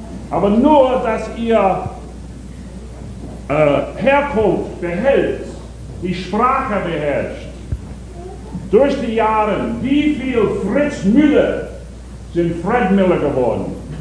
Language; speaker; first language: German; native; German